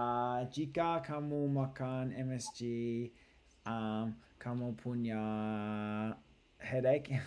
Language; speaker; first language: Indonesian; non-native, learner; English